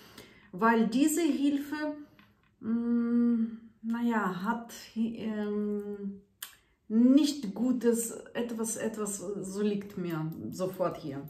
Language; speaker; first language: German; non-native, fluent; Russian